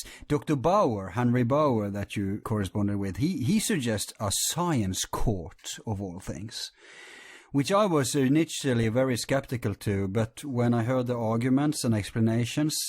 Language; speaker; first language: English; non-native, fluent; Norwegian